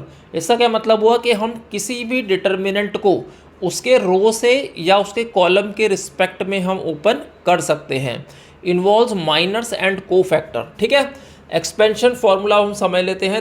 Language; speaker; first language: Hindi; native; Hindi